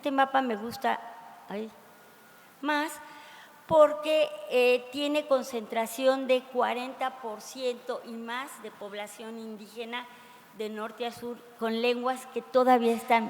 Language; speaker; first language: Spanish; native; Spanish